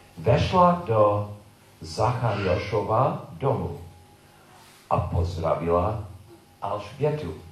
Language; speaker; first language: Czech; non-native, learner; English